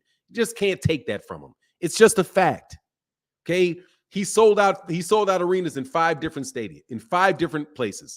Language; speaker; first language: English; native; English